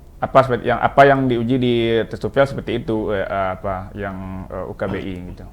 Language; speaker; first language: Indonesian; non-native, local second language; Minangkabau